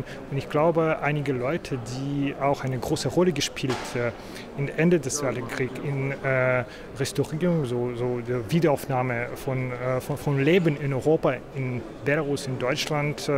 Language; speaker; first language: German; non-native, fluent; Belarusian